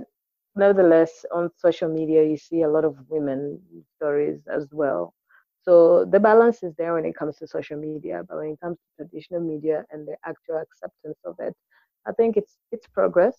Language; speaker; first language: English; non-native, local second language; Swahili